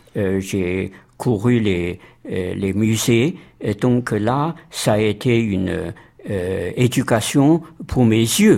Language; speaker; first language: French; non-native, fluent; Chinese